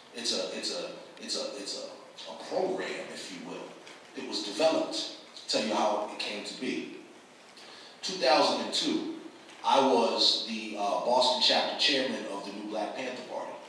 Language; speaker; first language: English; native; English